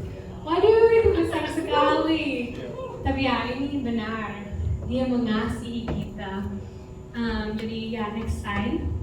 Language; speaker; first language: Indonesian; non-native, fluent; English